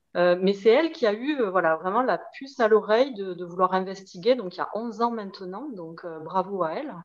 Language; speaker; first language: French; native; French